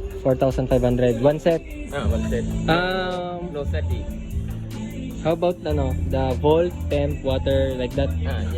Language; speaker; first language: English; non-native, local second language; Filipino